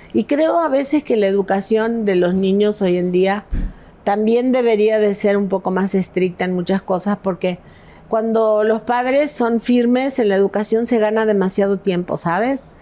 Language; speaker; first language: Spanish; native; Spanish